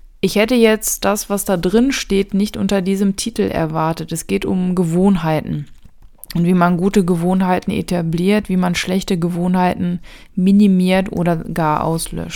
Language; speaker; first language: German; native; German